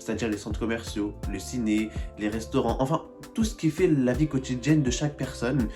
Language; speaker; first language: French; native; French